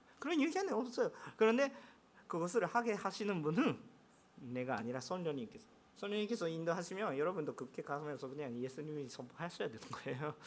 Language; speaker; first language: Korean; non-native, fluent; Japanese